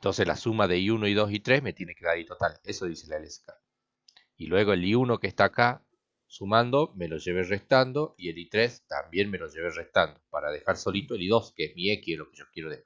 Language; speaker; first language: Spanish; native; Spanish